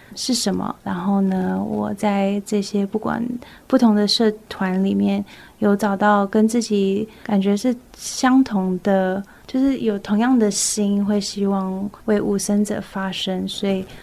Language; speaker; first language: Chinese; early bilingual, heritage; Chinese